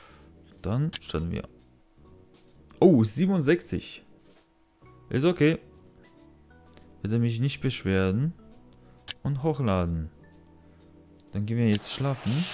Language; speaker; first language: German; non-native, learner; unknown